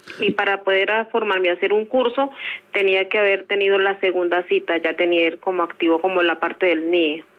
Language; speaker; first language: Spanish; native; Spanish